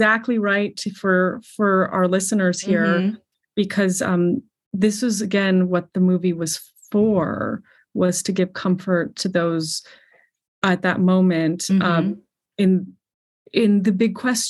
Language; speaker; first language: English; native; English